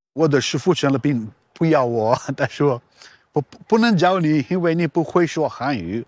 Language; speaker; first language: Chinese; non-native, learner; Italian